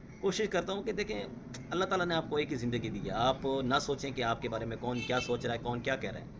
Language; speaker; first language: Urdu; non-native, local second language; Saraiki